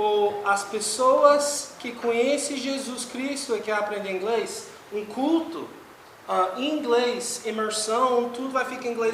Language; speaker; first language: Portuguese; non-native, fluent; English